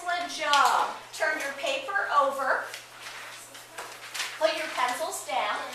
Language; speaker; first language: English; native; English